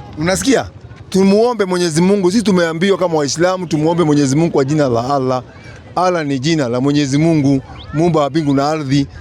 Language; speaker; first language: Swahili; non-native, local second language; Kikuyu